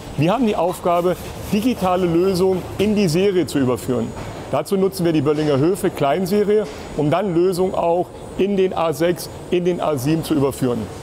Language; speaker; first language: German; native; German